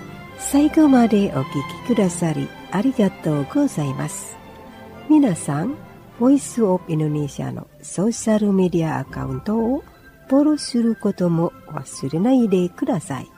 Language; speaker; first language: Japanese; non-native, fluent; Indonesian